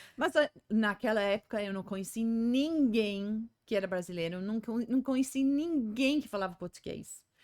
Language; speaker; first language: Portuguese; non-native, fluent; English